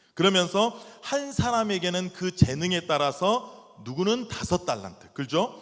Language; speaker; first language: Korean; native; Korean